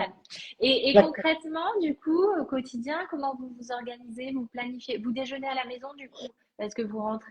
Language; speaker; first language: French; native; French